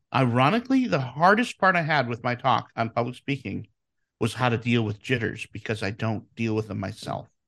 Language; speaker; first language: English; native; English